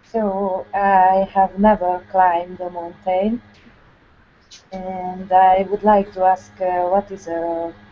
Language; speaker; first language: English; non-native, learner; Hungarian